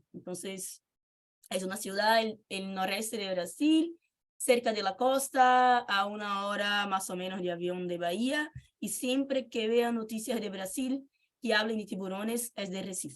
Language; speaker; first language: Spanish; non-native, fluent; Portuguese